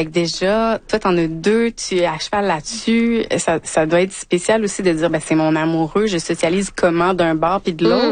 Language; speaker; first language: French; native; French